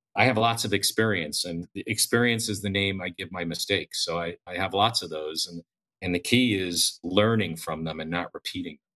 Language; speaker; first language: English; native; English